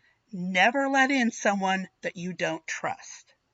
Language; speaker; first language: English; native; English